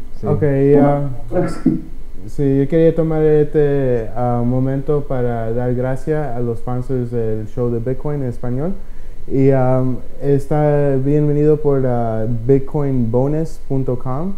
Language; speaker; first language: Spanish; early bilingual, heritage; Spanish